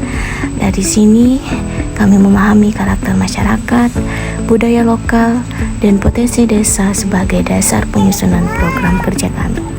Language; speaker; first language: Indonesian; native; Indonesian